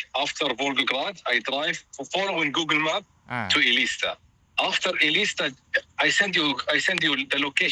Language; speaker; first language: English; non-native, fluent; Arabic